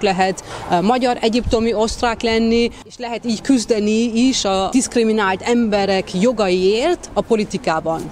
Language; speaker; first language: Hungarian; early bilingual, heritage; Hungarian